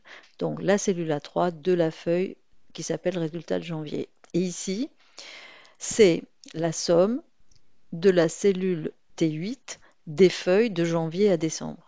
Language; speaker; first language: French; native; French